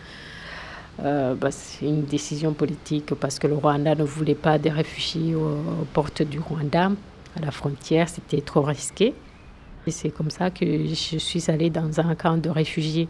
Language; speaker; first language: French; non-native, local second language; Kinyarwanda